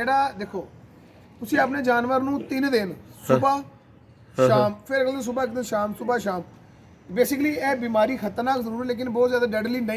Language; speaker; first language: Punjabi; native; Punjabi